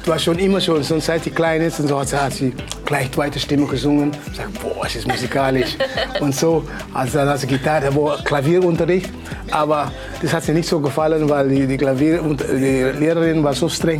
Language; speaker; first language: German; non-native, fluent; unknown